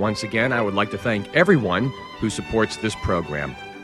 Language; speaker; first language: English; native; English